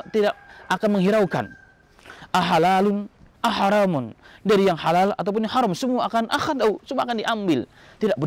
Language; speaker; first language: Indonesian; native; Indonesian